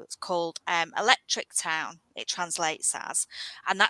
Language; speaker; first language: English; native; English